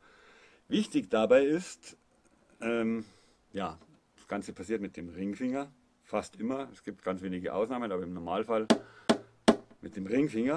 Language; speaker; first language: German; native; German